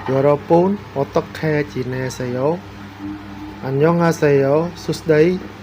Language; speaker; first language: Korean; non-native, learner; Khmer